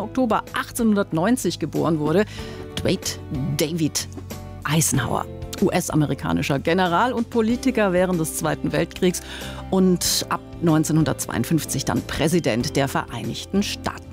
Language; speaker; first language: German; native; German